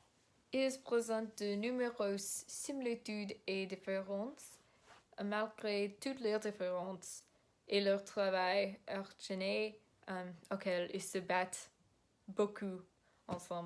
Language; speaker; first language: French; non-native, learner; English